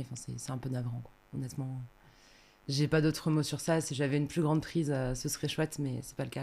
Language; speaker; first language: French; native; French